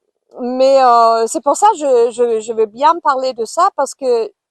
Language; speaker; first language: French; non-native, fluent; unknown